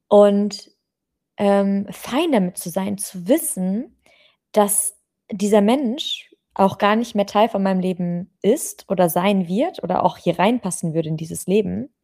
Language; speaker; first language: German; native; German